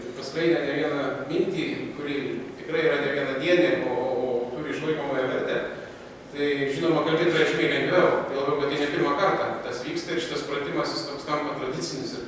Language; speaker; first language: Lithuanian; native; Lithuanian